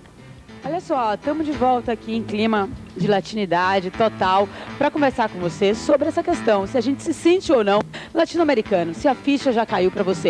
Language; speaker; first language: Portuguese; native; Portuguese